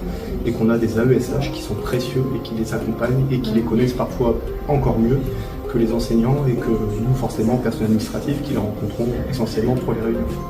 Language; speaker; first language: French; native; French